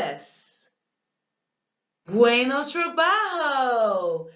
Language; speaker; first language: Spanish; non-native, learner; English